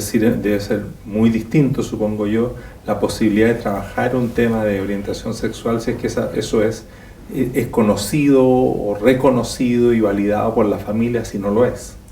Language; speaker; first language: Spanish; native; Spanish